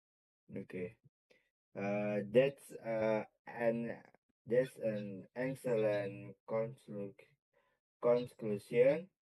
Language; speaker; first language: English; non-native, learner; Indonesian